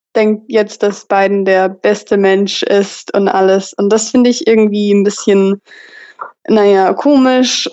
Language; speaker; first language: German; non-native, fluent; English